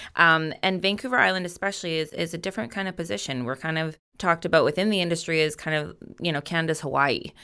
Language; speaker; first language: English; native; English